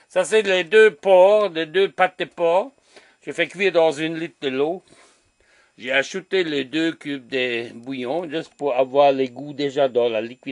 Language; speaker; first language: French; non-native, learner; German